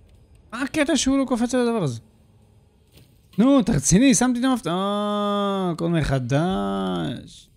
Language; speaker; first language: Hebrew; native; Hebrew